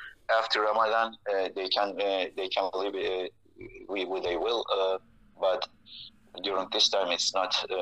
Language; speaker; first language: English; non-native, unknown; Turkish